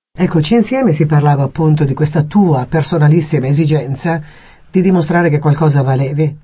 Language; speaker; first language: Italian; native; Italian